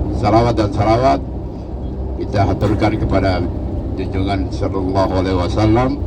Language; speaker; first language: Indonesian; native; Indonesian